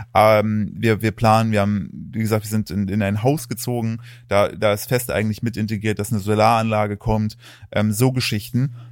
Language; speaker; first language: German; native; German